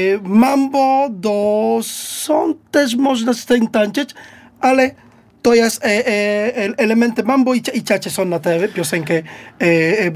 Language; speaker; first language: Polish; non-native, learner; Spanish